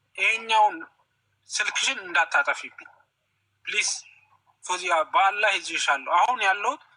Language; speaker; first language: Amharic; native; Amharic